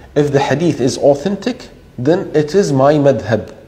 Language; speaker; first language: English; non-native, fluent; Arabic